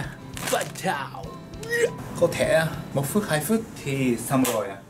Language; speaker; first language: Vietnamese; non-native, learner; Japanese